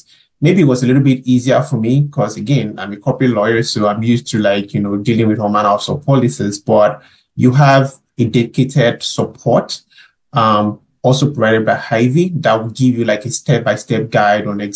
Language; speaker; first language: English; non-native, local second language; Yoruba